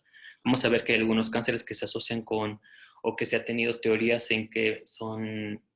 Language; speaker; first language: Spanish; native; Spanish